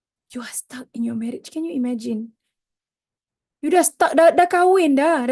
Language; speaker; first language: English; non-native, local second language; Malay